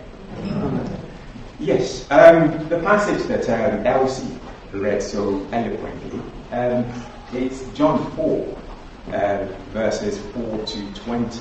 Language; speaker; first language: English; non-native, local second language; Yoruba